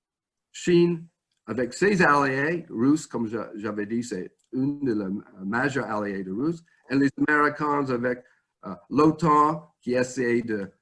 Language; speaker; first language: French; non-native, fluent; English